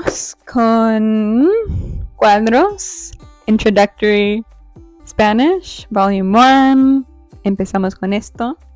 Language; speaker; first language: Spanish; non-native, fluent; English